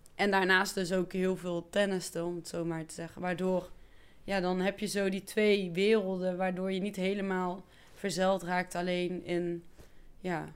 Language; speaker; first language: Dutch; native; Dutch